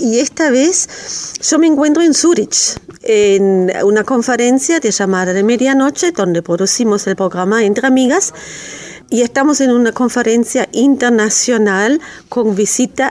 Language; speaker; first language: Spanish; native; Spanish